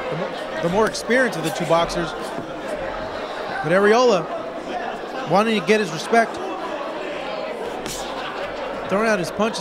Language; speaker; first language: English; native; English